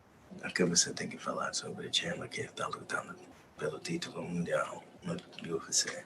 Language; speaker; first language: Portuguese; non-native, learner; English